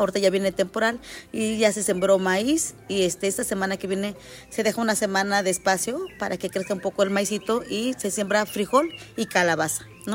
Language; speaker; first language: Spanish; native; Spanish